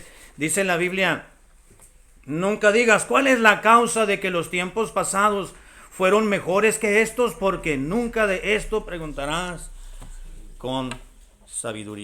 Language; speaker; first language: Spanish; native; Spanish